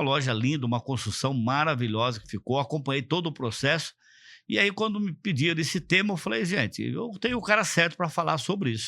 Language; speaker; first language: Portuguese; native; Portuguese